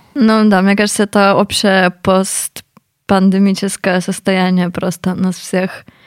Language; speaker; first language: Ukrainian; non-native, local second language; Russian